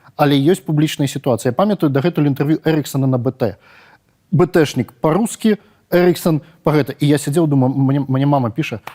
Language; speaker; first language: Belarusian; non-native, local second language; Russian